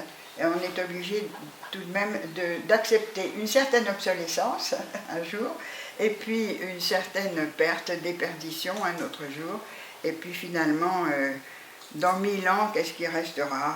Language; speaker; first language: French; native; French